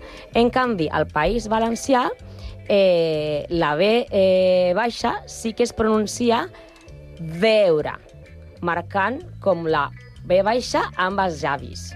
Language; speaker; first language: Catalan; non-native, learner; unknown